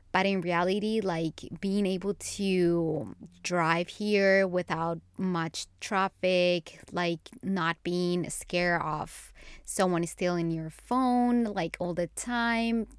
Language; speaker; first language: English; non-native, fluent; Spanish